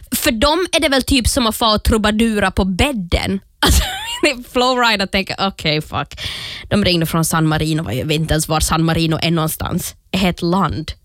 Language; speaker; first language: Swedish; native; Swedish